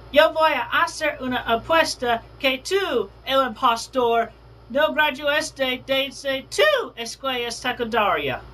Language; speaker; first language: Spanish; non-native, learner; English